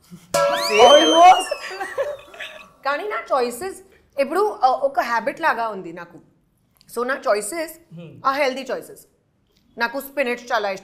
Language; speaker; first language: Telugu; non-native, fluent; Hindi